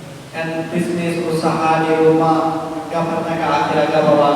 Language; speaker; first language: Indonesian; non-native, learner; Urdu